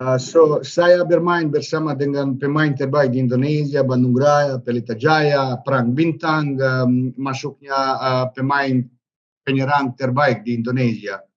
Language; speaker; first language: Indonesian; non-native, learner; Serbian